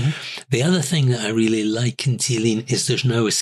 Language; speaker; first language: English; native; English